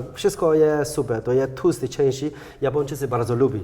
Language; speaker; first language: Polish; non-native, learner; Chinese